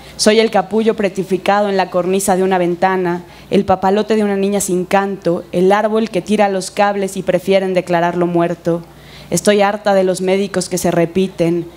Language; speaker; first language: Spanish; native; Spanish